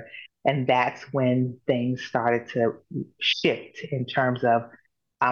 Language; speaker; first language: English; native; English